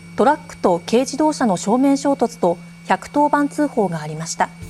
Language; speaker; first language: Japanese; native; Japanese